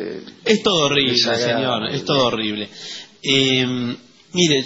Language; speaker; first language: Spanish; native; Spanish